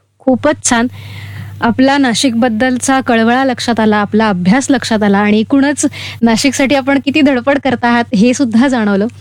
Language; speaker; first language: Marathi; native; Marathi